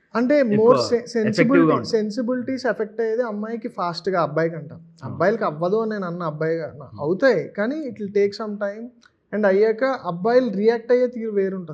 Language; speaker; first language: Telugu; native; Telugu